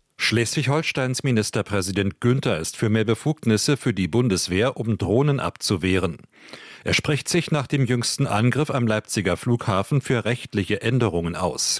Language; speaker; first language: German; native; German